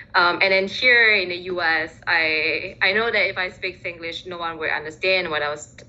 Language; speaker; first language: English; early bilingual, other home language; Chinese